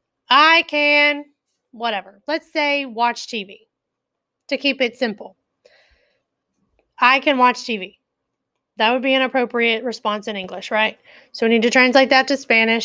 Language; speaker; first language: English; native; English